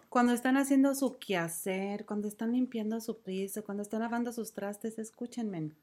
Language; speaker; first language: Spanish; native; Spanish